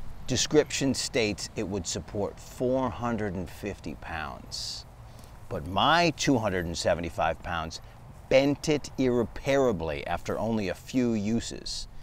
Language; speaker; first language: English; native; English